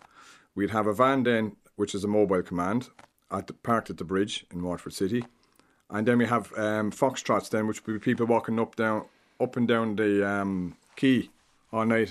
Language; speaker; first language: English; native; English